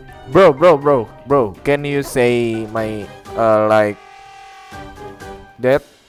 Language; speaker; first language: English; non-native, learner; Indonesian